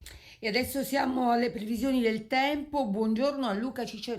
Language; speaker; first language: Italian; native; Italian